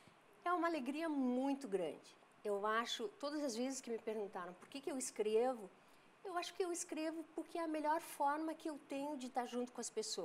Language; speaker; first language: Portuguese; native; Portuguese